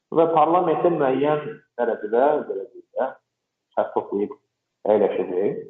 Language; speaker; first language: Azerbaijani; non-native, local second language; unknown